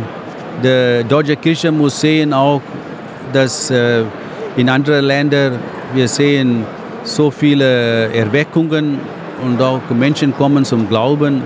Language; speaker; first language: German; non-native, fluent; Tamil